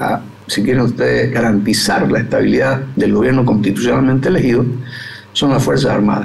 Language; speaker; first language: Spanish; native; Spanish